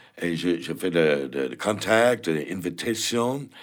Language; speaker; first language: French; non-native, learner; English